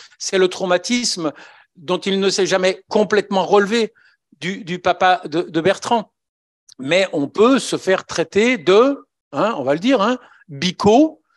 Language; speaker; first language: French; native; French